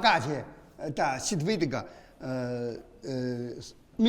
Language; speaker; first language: Russian; non-native, learner; Chinese